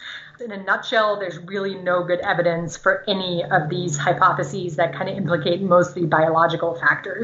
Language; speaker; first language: English; non-native, fluent; German